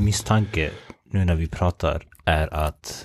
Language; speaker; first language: Swedish; early bilingual, other home language; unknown